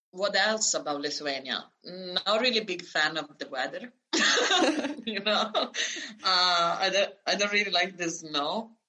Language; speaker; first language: English; non-native, fluent; Italian